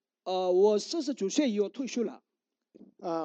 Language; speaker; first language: Chinese; non-native, learner; Korean